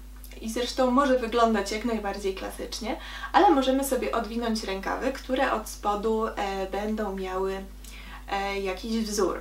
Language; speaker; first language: Polish; native; Polish